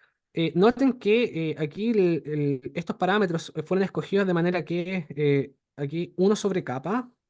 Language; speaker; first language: Spanish; native; Spanish